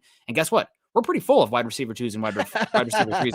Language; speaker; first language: English; native; English